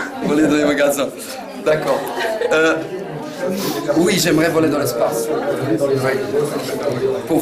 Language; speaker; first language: French; non-native, fluent; Italian